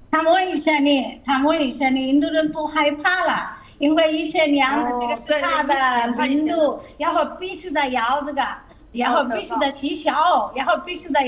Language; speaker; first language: Chinese; non-native, learner; Telugu